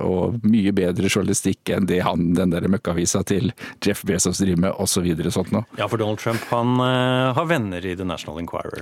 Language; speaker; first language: Norwegian; native; Norwegian